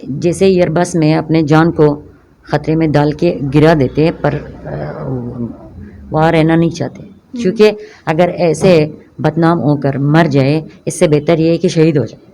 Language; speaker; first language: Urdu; non-native, local second language; Persian